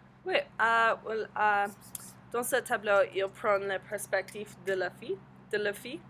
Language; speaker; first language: French; non-native, learner; English